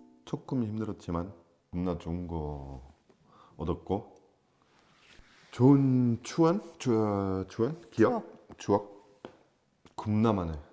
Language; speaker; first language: Korean; non-native, fluent; French